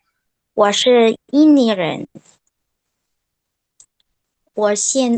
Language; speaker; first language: Chinese; non-native, learner; Indonesian